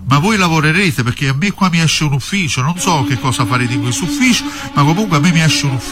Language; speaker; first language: Italian; native; Italian